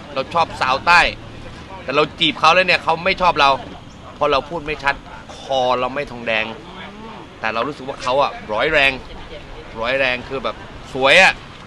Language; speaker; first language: Thai; native; Thai